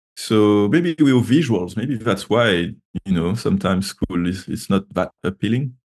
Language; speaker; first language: English; non-native, fluent; French